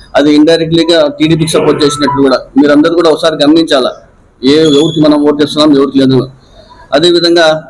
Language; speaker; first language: Telugu; non-native, local second language; Urdu